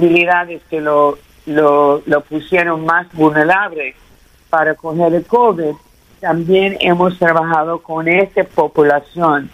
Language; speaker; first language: Spanish; early bilingual, heritage; Spanish